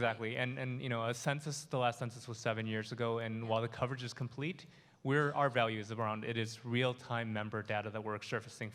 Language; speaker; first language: English; native; English